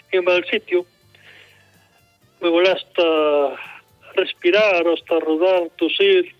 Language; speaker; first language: Spanish; non-native, local second language; Galician